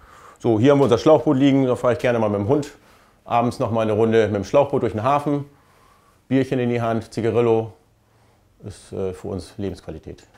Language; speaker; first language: German; native; German